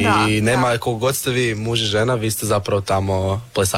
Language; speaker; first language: Serbian; native; Serbian